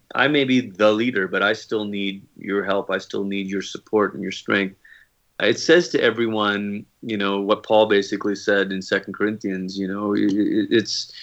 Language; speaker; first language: English; native; English